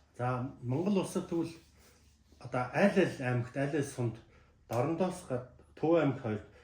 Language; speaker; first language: Mongolian; native; Mongolian